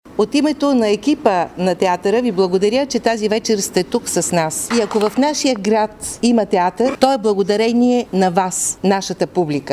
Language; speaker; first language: Bulgarian; native; Bulgarian